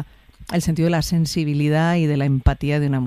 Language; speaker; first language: Spanish; native; Spanish